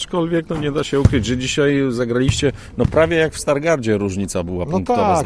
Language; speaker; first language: Polish; native; Polish